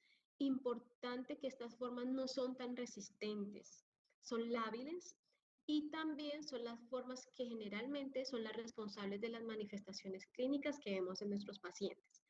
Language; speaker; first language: Spanish; native; Spanish